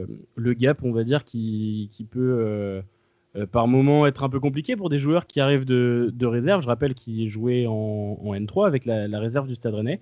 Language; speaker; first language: French; native; French